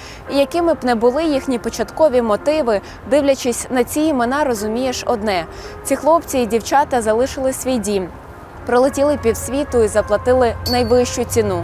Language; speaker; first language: Ukrainian; native; Ukrainian